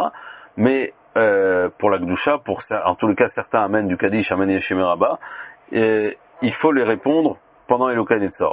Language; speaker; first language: French; native; French